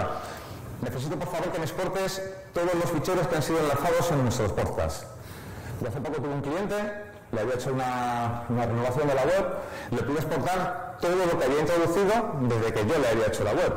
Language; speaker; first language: Spanish; native; Spanish